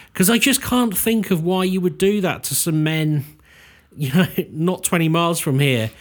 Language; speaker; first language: English; native; English